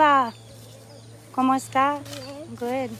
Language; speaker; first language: Spanish; non-native, learner; English